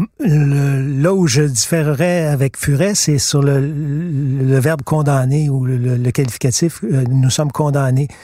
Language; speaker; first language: French; native; French